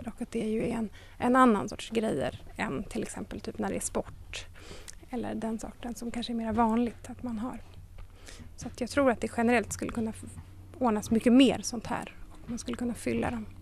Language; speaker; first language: Swedish; native; Swedish